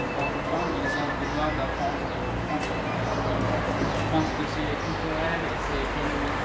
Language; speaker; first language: French; non-native, fluent; Arabic